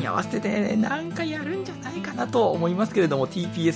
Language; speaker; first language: Japanese; native; Japanese